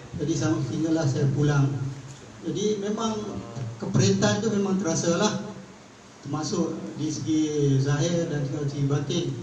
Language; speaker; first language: Malay; native; Malay